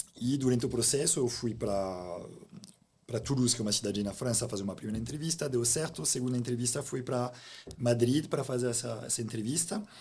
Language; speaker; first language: Portuguese; non-native, fluent; French